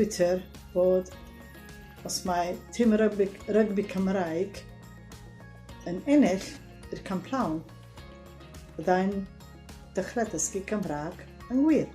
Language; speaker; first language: Welsh; non-native, learner; Slovenian